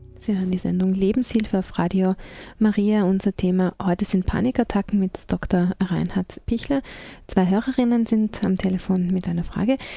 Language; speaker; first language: German; native; German